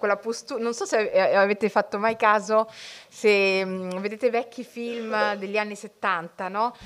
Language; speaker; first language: Italian; early bilingual, other home language; Somali